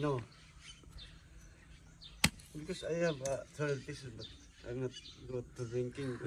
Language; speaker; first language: English; non-native, learner; Cebuano